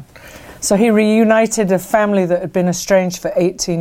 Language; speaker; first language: English; native; English